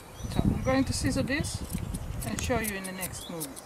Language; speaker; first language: English; non-native, fluent; Swedish